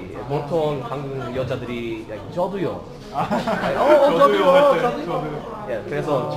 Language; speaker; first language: Korean; non-native, learner; English